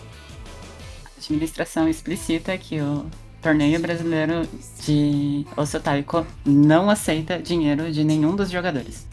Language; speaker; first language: Portuguese; native; Portuguese